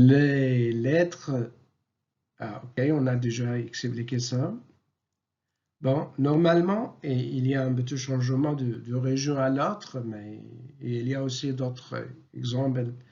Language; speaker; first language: French; non-native, local second language; Arabic